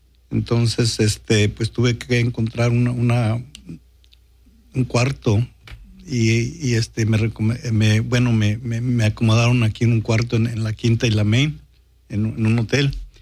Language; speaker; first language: Spanish; native; Spanish